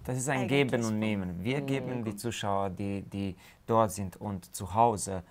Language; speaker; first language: German; non-native, fluent; Hungarian